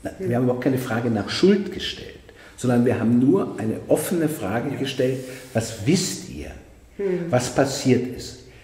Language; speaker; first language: German; native; German